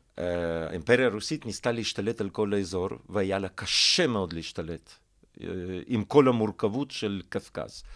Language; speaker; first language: Hebrew; non-native, fluent; Russian